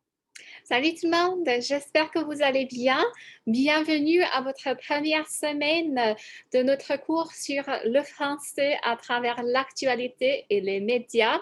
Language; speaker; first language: French; non-native, fluent; English